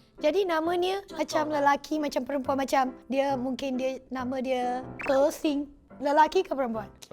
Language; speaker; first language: Malay; non-native, local second language; Tamil